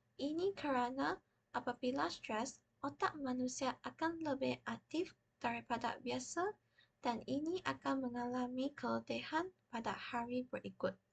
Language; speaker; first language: Malay; non-native, local second language; Chinese